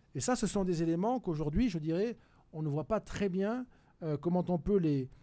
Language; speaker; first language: French; native; French